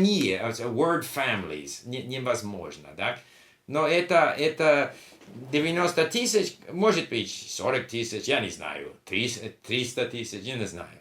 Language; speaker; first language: Russian; non-native, learner; English